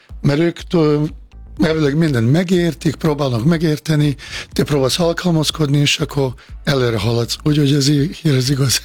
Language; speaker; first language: Hungarian; non-native, fluent; Bosnian